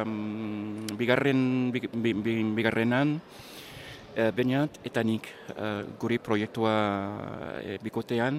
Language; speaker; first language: Basque; non-native, learner; English